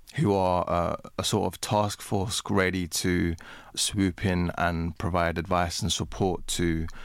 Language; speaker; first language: English; native; English